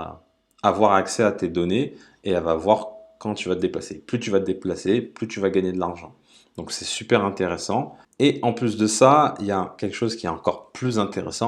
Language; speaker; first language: French; native; French